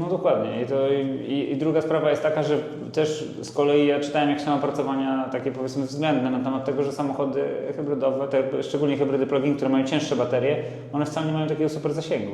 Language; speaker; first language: Polish; native; Polish